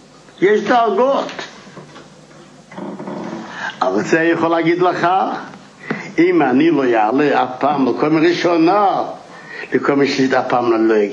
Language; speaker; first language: Hebrew; non-native, fluent; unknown